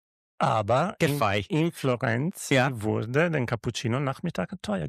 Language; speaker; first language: German; non-native, learner; Italian